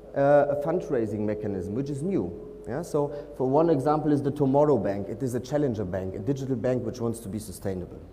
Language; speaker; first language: English; non-native, fluent; German